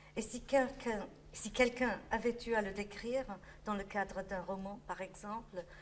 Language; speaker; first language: French; non-native, fluent; English